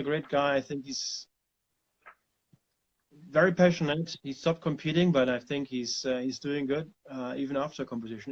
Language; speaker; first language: English; non-native, fluent; German